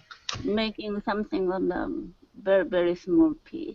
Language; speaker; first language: English; non-native, learner; Japanese